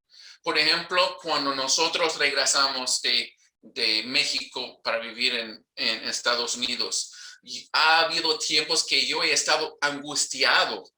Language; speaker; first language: Spanish; non-native, fluent; English